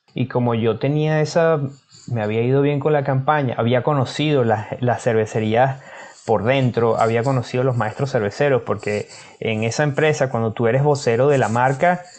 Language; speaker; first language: Spanish; native; Spanish